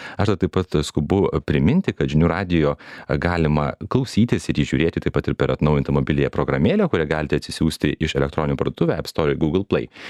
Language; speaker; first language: Lithuanian; native; Lithuanian